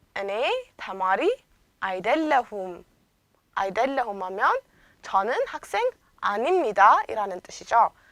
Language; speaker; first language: Korean; non-native, fluent; Amharic